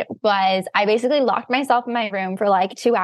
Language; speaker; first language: English; native; English